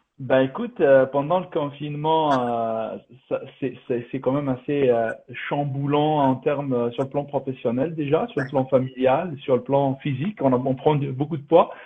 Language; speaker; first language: French; native; French